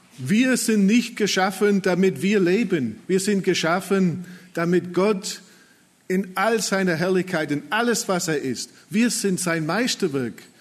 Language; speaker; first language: German; non-native, fluent; English